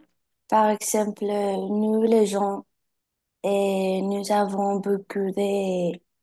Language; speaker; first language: French; non-native, learner; Spanish